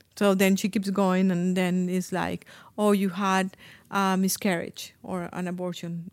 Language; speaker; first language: English; non-native, fluent; Spanish